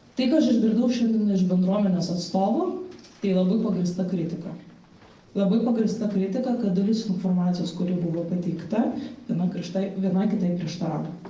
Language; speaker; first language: Lithuanian; non-native, local second language; Polish